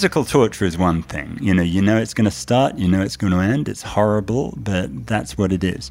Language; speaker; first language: English; native; English